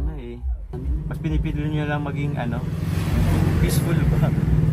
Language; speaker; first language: Filipino; native; Filipino